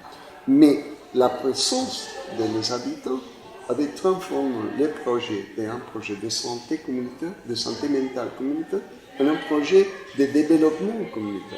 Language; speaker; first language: French; non-native, fluent; Spanish